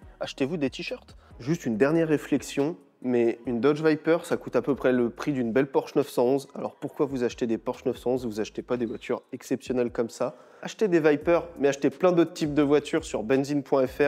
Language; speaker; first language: French; native; French